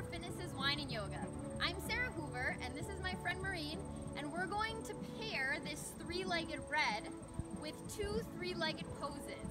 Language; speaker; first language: English; native; English